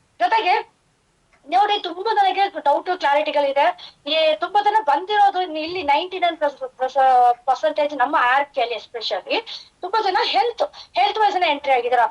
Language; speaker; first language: Kannada; non-native, fluent; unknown